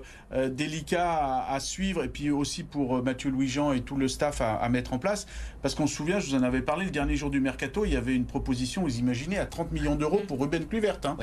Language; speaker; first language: French; native; French